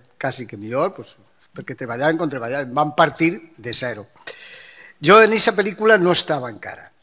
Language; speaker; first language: Catalan; non-native, local second language; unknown